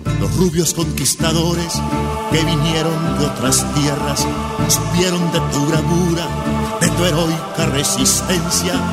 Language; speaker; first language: Spanish; native; Spanish